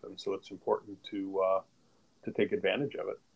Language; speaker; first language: English; native; English